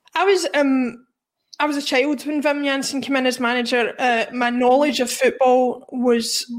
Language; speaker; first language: English; native; English